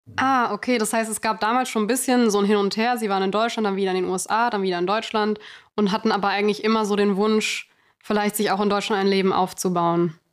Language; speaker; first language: German; native; German